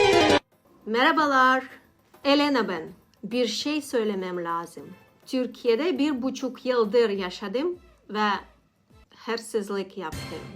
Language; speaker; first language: Turkish; non-native, learner; Russian